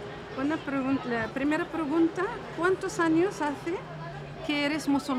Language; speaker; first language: Spanish; non-native, fluent; Arabic